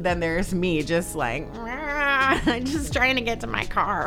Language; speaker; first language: English; native; English